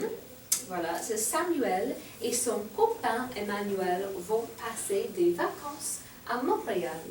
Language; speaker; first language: French; non-native, fluent; English